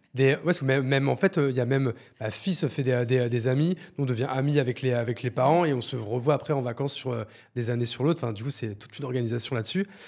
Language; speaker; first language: French; native; French